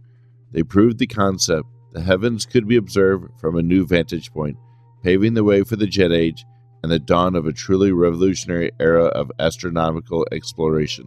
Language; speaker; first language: English; native; English